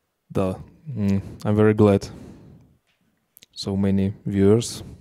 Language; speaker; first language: English; non-native, learner; Ukrainian